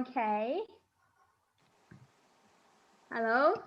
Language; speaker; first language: English; non-native, fluent; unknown